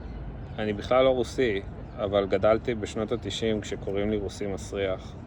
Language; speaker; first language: Hebrew; early bilingual, other home language; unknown